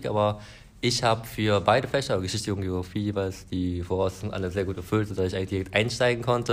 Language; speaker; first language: German; native; German